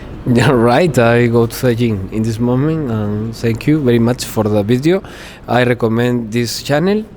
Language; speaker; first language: English; non-native, learner; Spanish